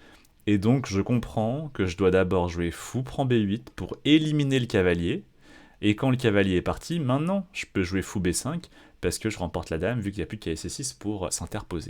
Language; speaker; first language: French; native; French